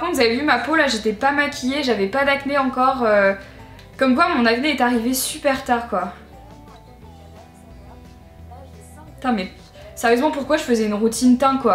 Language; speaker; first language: French; native; French